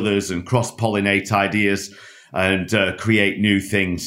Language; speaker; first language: English; native; English